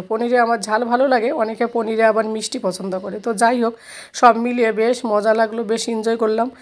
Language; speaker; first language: Bangla; native; Bangla